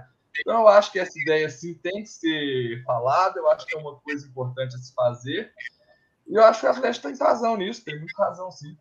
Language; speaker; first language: Portuguese; native; Portuguese